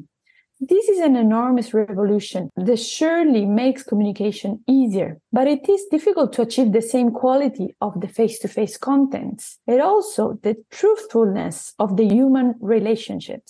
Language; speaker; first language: English; non-native, fluent; Italian